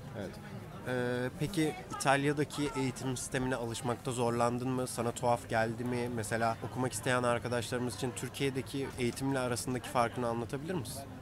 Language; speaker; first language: Turkish; native; Turkish